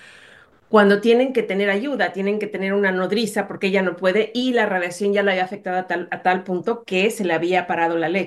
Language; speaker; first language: Spanish; native; Spanish